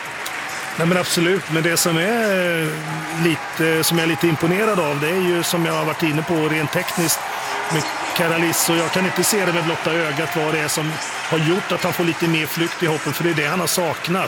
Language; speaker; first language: Swedish; native; Swedish